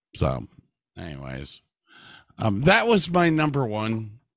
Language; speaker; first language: English; native; English